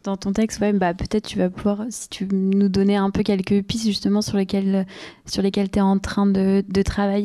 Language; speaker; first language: French; native; French